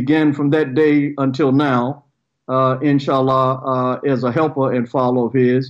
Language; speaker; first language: English; native; English